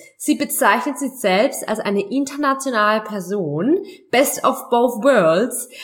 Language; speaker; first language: German; native; German